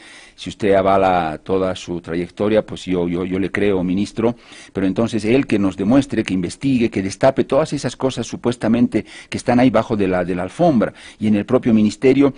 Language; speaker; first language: Spanish; native; Spanish